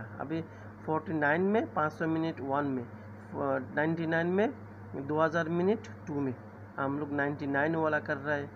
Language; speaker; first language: Hindi; non-native, learner; Bangla